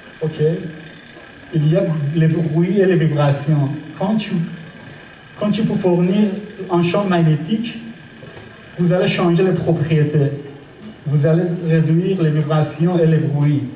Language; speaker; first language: French; non-native, learner; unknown